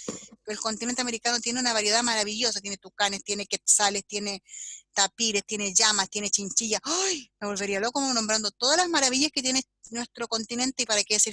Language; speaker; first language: Spanish; native; Spanish